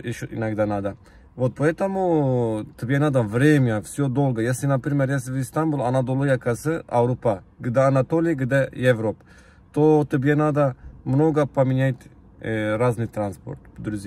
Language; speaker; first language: Russian; non-native, learner; Turkish